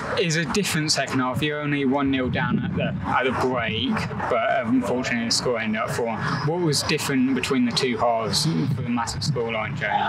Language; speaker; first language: English; native; English